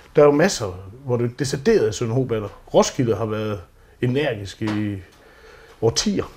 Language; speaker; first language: Danish; native; Danish